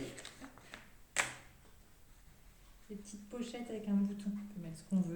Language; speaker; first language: French; native; French